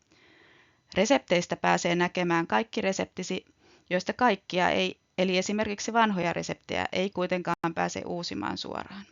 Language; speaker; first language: Finnish; native; Finnish